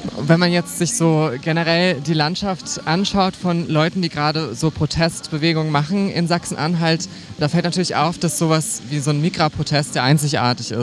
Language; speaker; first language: German; native; German